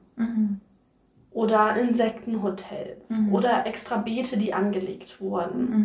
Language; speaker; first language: German; native; German